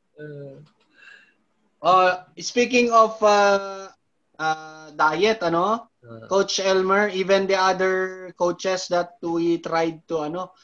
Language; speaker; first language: English; non-native, local second language; Filipino